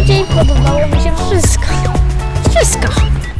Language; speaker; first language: Polish; early bilingual, other home language; Ukrainian